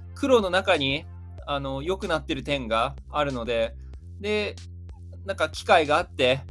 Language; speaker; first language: Japanese; native; Japanese